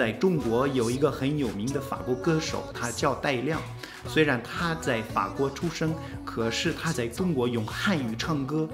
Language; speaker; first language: Chinese; non-native, fluent; French